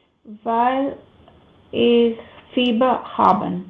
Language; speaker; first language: German; non-native, learner; Macedonian